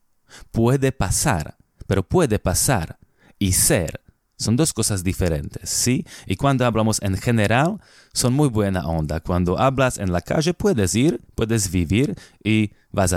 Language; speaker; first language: Spanish; non-native, fluent; Slovak